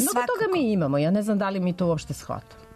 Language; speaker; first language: Croatian; native; Croatian